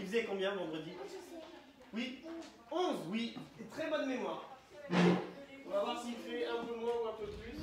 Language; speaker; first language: French; native; French